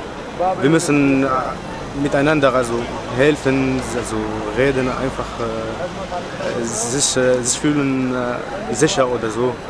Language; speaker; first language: German; non-native, learner; Arabic